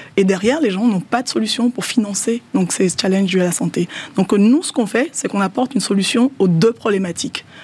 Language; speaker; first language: French; non-native, local second language; Yoruba